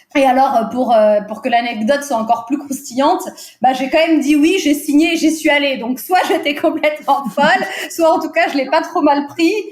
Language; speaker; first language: French; early bilingual, other home language; Portuguese